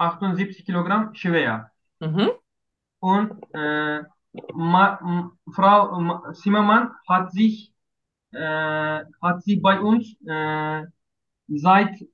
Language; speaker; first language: German; non-native, learner; Turkish